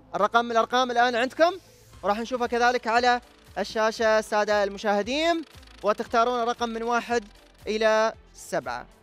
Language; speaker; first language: Arabic; native; Arabic